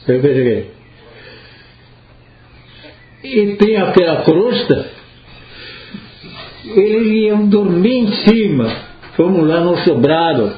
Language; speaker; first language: Portuguese; non-native, local second language; Italian